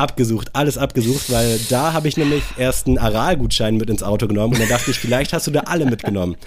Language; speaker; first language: German; native; German